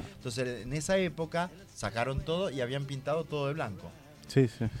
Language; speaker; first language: Spanish; native; Spanish